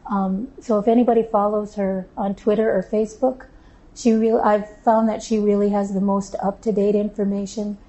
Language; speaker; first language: English; native; English